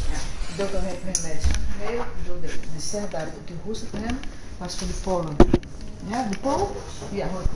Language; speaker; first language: Dutch; non-native, learner; Portuguese